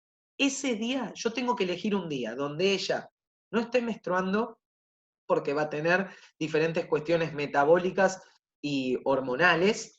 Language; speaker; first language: Spanish; native; Spanish